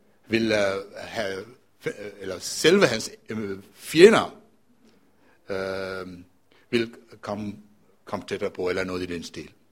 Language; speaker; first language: Danish; non-native, fluent; Sinhala